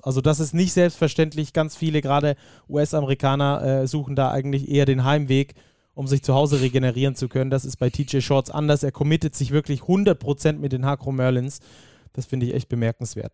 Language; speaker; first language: German; native; German